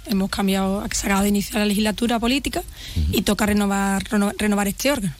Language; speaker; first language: Spanish; native; Spanish